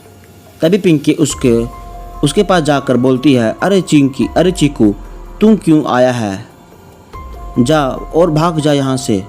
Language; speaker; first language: Hindi; native; Hindi